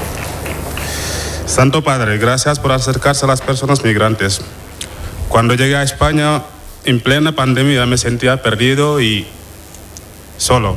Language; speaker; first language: Spanish; non-native, fluent; Wolof